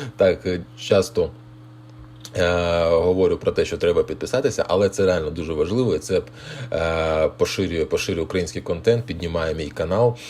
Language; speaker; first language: Ukrainian; native; Ukrainian